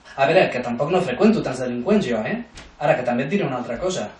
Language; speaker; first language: Catalan; non-native, local second language; Spanish